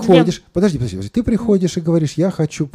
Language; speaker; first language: Russian; native; Russian